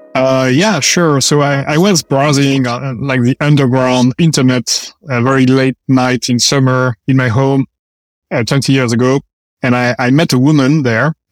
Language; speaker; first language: English; non-native, fluent; French